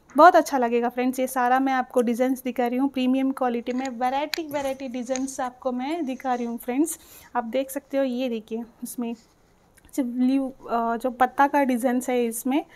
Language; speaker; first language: Hindi; non-native, local second language; Telugu